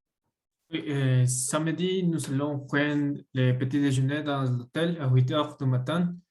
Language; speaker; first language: French; non-native, learner; Spanish